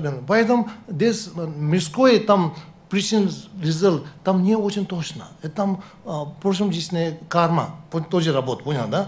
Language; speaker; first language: Russian; non-native, learner; Tibetan